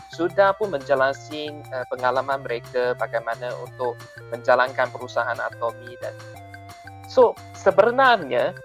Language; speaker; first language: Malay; non-native, local second language; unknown